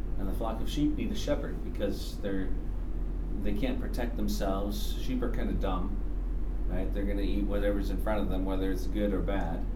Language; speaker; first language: English; native; English